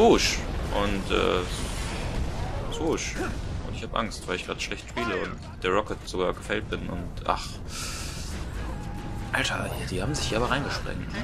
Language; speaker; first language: German; native; German